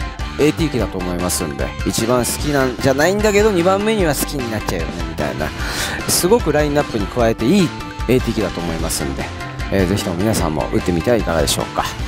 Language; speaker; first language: Japanese; native; Japanese